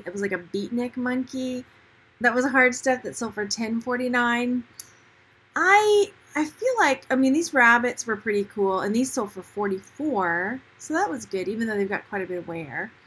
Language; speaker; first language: English; native; English